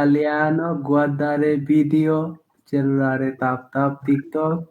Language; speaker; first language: Italian; non-native, learner; Bangla